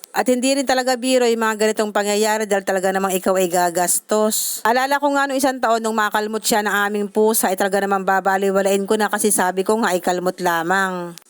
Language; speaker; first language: Filipino; native; Filipino